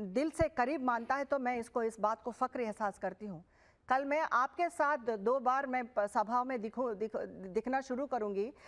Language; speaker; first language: Hindi; non-native, local second language; Telugu